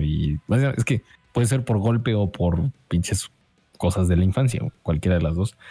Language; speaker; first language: Spanish; native; Spanish